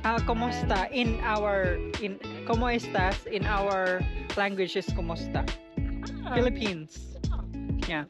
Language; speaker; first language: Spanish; non-native, learner; Filipino